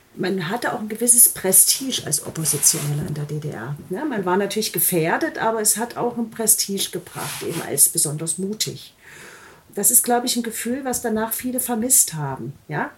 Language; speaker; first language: German; native; German